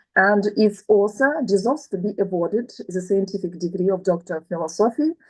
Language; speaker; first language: English; non-native, fluent; Ukrainian